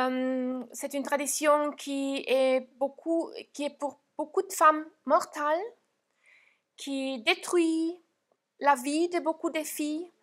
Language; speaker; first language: French; non-native, fluent; German